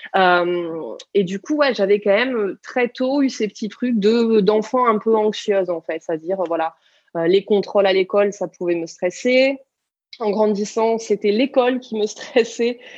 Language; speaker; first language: French; native; French